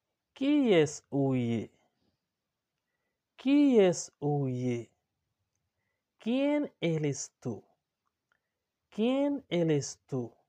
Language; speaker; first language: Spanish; non-native, learner; Haitian Creole